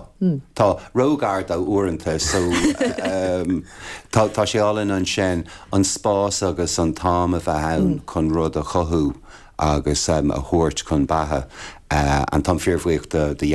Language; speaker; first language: Irish; native; Irish